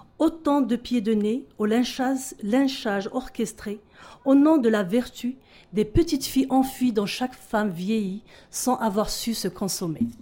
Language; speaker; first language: French; non-native, local second language; Arabic